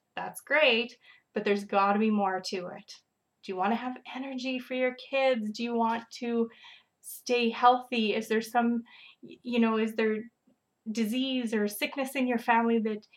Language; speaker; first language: English; native; English